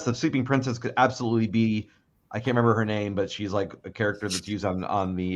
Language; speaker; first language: English; native; English